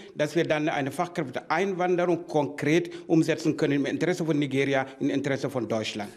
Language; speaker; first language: German; non-native, fluent; Wolof